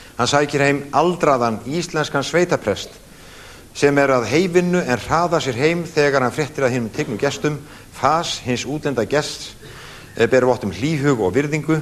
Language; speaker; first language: Icelandic; native; Icelandic